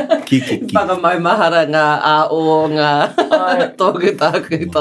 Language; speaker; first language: Māori; non-native, learner; English